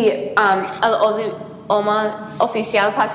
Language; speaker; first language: Spanish; non-native, learner; English